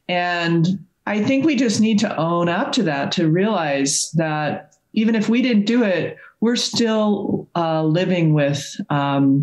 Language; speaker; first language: English; native; English